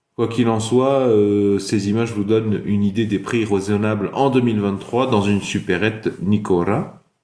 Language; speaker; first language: French; native; French